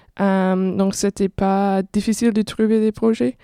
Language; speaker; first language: French; non-native, fluent; English